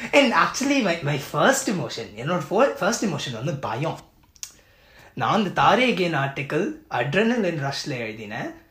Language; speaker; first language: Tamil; early bilingual, heritage; Tamil